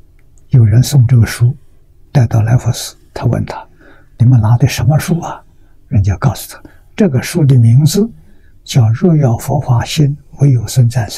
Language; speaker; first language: Chinese; native; Chinese